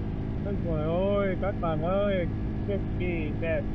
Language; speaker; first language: Vietnamese; non-native, fluent; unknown